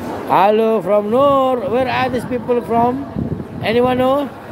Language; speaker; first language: English; non-native, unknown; Indonesian